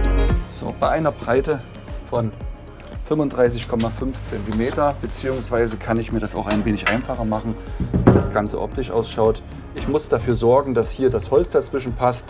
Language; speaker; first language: German; native; German